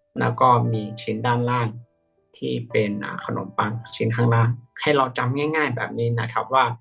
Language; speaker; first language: Thai; native; Thai